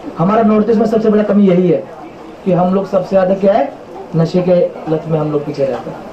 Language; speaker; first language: Hindi; non-native, local second language; Manipuri